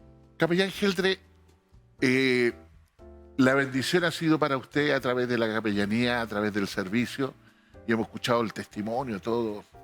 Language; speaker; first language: Spanish; native; Spanish